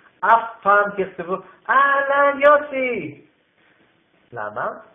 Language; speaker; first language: Hebrew; non-native, fluent; English